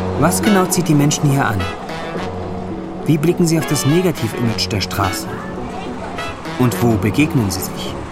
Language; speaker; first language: German; native; German